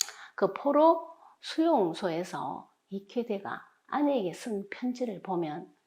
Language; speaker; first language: Korean; native; Korean